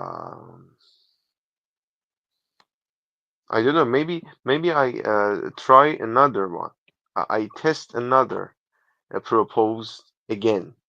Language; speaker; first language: English; non-native, learner; Persian